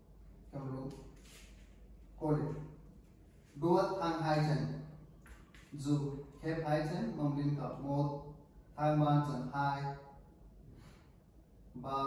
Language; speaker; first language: Vietnamese; non-native, learner; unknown